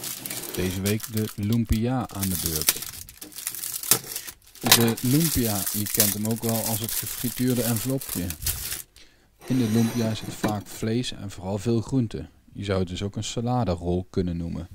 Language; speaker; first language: Dutch; native; Dutch